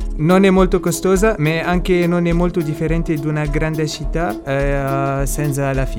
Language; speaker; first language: Italian; non-native, learner; Arabic